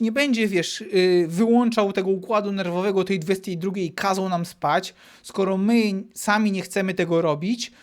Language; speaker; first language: Polish; native; Polish